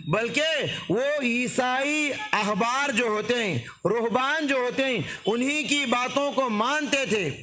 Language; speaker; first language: Urdu; native; Urdu